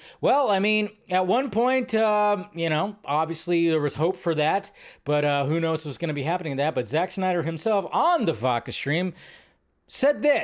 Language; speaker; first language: English; native; English